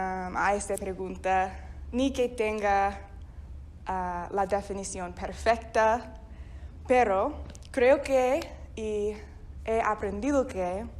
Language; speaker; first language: Spanish; non-native, fluent; English